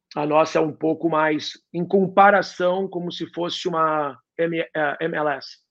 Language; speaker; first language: Portuguese; native; Portuguese